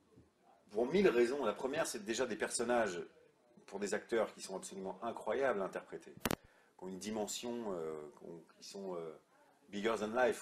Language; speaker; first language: French; native; French